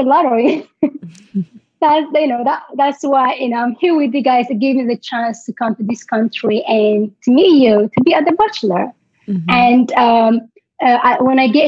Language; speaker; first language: English; non-native, fluent; Tigrinya